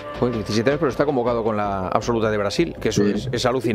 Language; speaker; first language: Spanish; native; Spanish